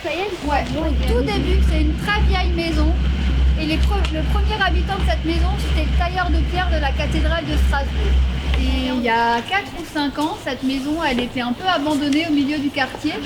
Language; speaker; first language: French; native; French